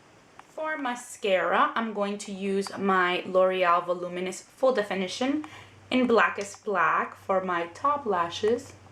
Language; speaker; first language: English; native; English